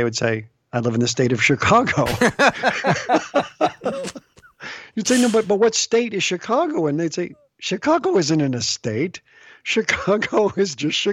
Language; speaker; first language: English; native; English